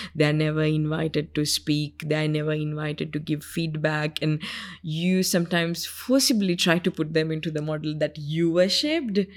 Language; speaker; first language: English; non-native, local second language; Sinhala